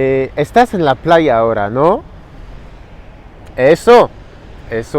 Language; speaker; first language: Spanish; non-native, fluent; French